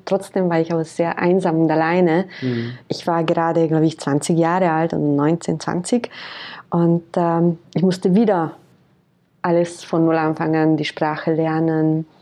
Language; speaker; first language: German; non-native, fluent; Hungarian